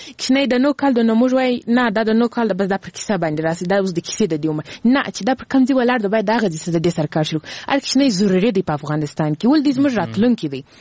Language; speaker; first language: Pashto; early bilingual, heritage; Pashto